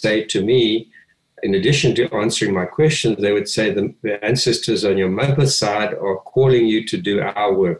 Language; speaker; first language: English; native; English